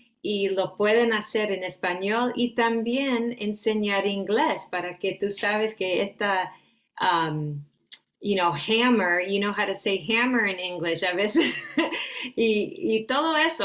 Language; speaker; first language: Spanish; early bilingual, heritage; Spanish